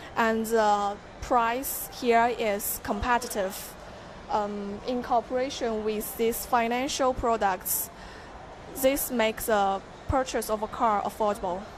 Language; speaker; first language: English; non-native, fluent; Chinese